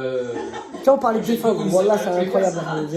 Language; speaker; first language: French; native; French